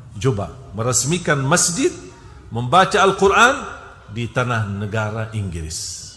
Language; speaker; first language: Malay; non-native, fluent; Arabic